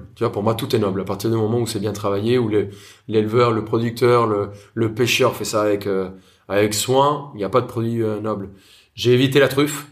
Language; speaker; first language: French; non-native, fluent; Spanish